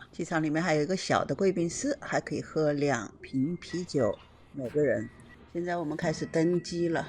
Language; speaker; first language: Chinese; native; Chinese